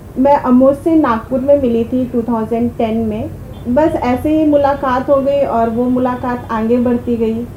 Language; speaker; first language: Hindi; native; Hindi